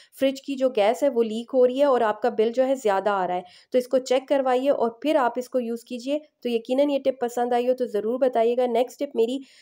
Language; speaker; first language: Urdu; native; Urdu